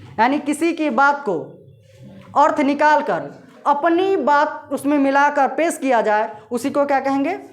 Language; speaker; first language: Hindi; native; Hindi